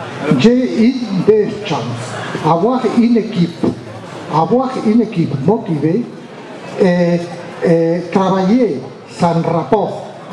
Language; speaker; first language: French; non-native, learner; Spanish